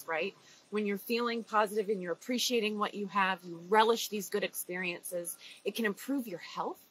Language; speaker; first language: English; native; English